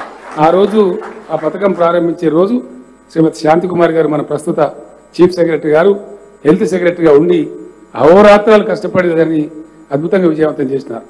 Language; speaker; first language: Telugu; native; Telugu